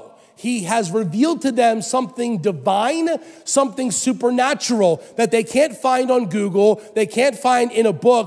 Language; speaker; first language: English; native; English